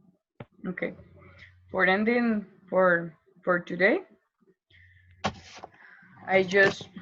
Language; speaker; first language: English; non-native, learner; Spanish